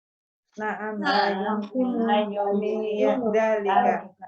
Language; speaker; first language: Arabic; non-native, learner; Indonesian